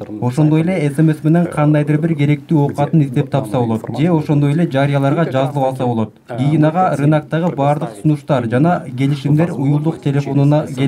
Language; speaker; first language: Kyrgyz; native; Kyrgyz